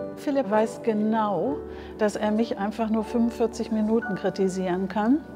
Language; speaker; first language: German; native; German